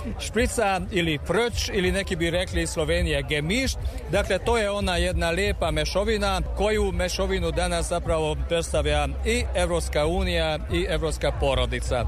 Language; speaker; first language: Serbian; non-native, fluent; Hungarian